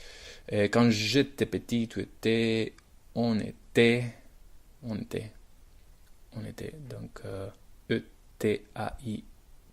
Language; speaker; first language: French; non-native, learner; Spanish